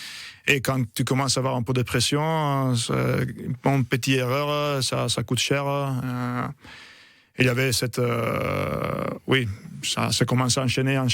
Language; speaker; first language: French; non-native, fluent; Italian